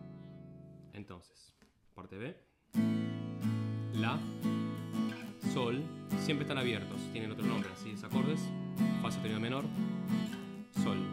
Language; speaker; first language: Spanish; native; Spanish